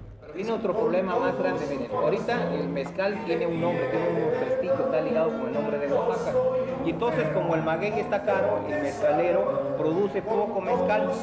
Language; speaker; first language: Spanish; native; Spanish